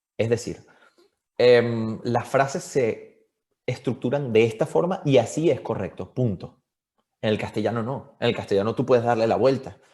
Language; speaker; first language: Spanish; native; Spanish